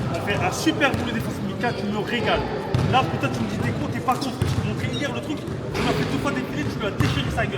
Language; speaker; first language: French; native; French